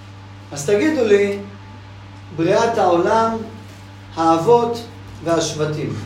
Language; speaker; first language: Hebrew; non-native, fluent; English